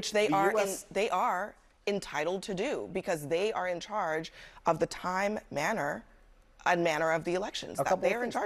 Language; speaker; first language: English; native; English